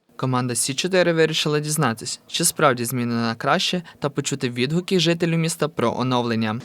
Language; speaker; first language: Ukrainian; native; Ukrainian